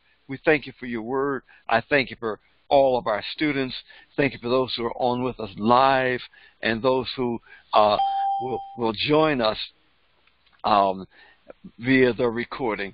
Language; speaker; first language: English; native; English